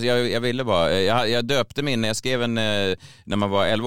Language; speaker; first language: Swedish; native; Swedish